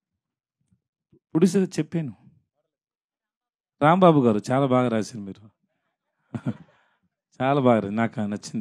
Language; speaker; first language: Telugu; non-native, learner; Tamil